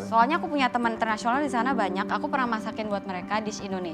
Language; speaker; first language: Indonesian; native; Indonesian